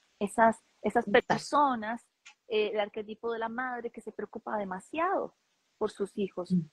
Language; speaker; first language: Spanish; native; Spanish